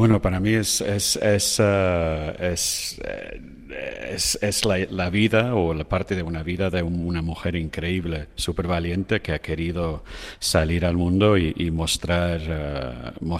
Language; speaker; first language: Spanish; non-native, fluent; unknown